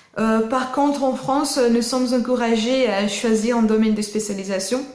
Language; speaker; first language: French; non-native, fluent; Portuguese